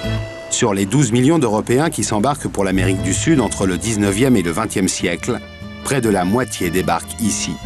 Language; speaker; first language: French; native; French